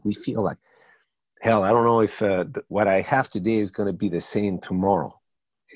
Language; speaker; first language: English; non-native, fluent; Spanish